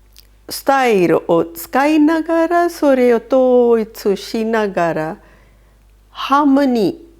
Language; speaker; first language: Japanese; non-native, fluent; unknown